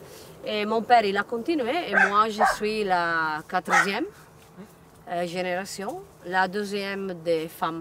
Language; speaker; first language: French; non-native, learner; Italian